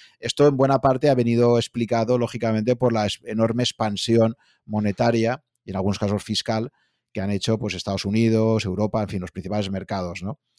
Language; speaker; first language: Spanish; native; Spanish